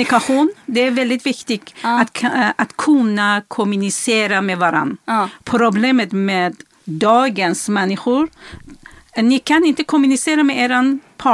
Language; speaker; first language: Swedish; non-native, fluent; Persian